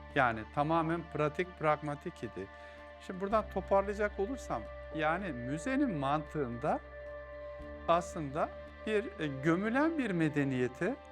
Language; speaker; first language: Turkish; native; Turkish